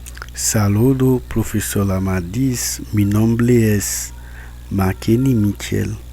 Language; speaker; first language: Spanish; non-native, learner; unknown